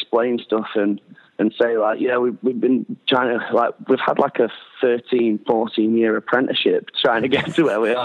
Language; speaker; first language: English; native; English